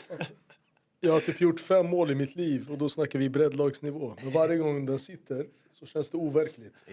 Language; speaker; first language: Swedish; native; Swedish